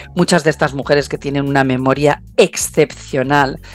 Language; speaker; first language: Spanish; native; Spanish